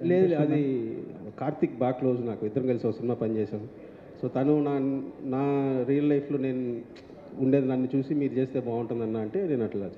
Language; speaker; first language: Telugu; native; Telugu